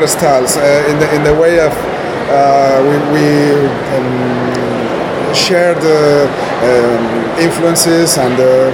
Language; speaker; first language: English; non-native, fluent; Spanish